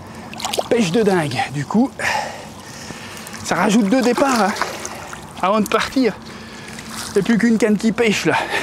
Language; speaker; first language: French; native; French